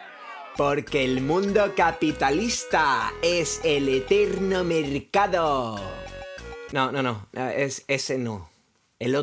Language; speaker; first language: Spanish; native; Spanish